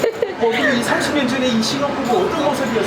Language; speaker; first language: Korean; native; Korean